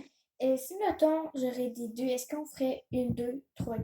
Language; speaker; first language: French; native; French